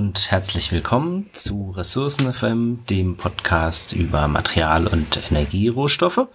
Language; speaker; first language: German; native; German